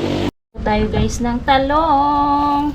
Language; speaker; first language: Filipino; native; Filipino